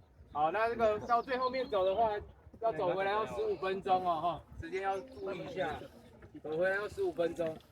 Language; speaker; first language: Chinese; native; Chinese